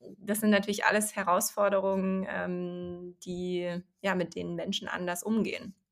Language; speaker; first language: German; early bilingual, other home language; Chinese